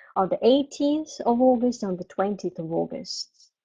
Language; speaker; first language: English; non-native, fluent; Russian